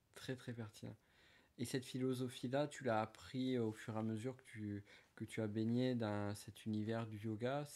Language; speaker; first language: French; native; French